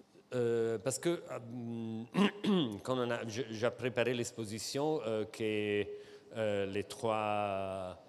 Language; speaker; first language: French; non-native, fluent; Italian